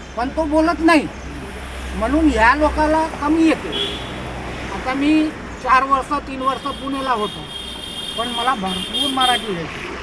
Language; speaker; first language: Marathi; non-native, learner; Hindi